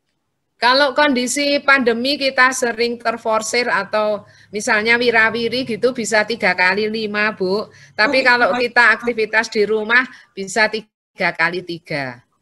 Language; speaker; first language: Indonesian; native; Indonesian